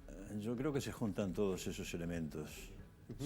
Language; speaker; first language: Spanish; native; Spanish